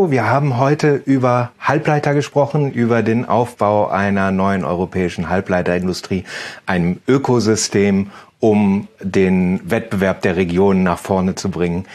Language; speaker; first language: German; native; German